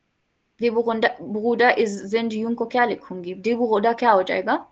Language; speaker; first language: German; non-native, learner; Hindi